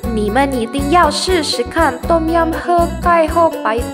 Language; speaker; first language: Chinese; non-native, learner; Indonesian